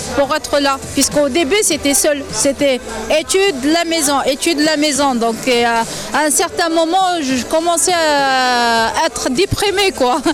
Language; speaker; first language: French; non-native, local second language; Arabic